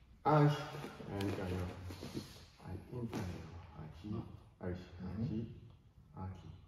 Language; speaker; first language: Spanish; non-native, learner; French